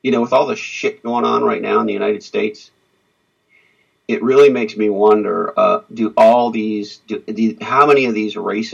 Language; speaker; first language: English; native; English